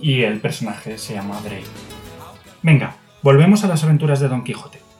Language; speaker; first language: Spanish; native; Spanish